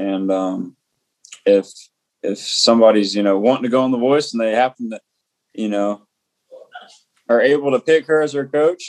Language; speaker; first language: English; native; English